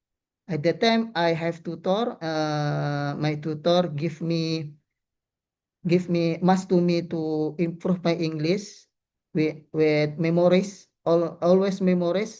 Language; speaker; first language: English; non-native, learner; Indonesian